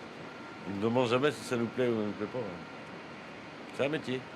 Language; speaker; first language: French; native; French